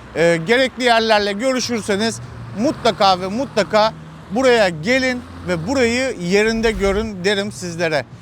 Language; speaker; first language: Turkish; native; Turkish